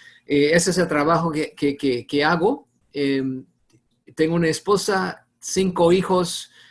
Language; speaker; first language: Spanish; non-native, fluent; English